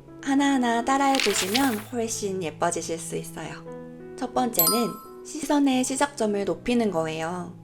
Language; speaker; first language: Korean; native; Korean